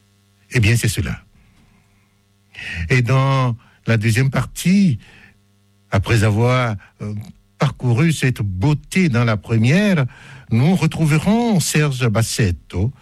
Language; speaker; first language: French; native; French